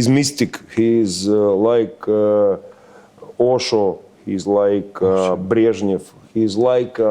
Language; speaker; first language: English; non-native, learner; Russian